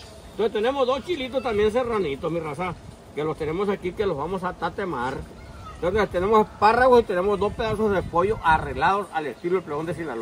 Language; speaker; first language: Spanish; native; Spanish